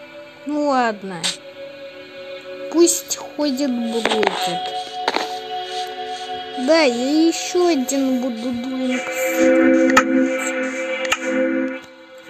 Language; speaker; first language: Russian; native; Russian